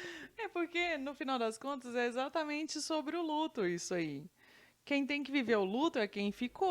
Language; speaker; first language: Portuguese; native; Portuguese